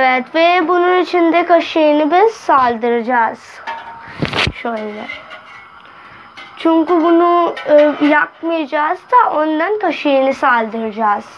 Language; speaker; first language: Turkish; non-native, learner; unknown